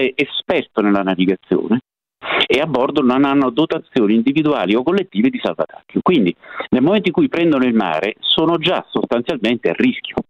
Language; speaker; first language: Italian; native; Italian